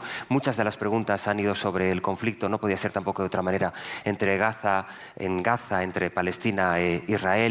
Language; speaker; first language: Spanish; native; Spanish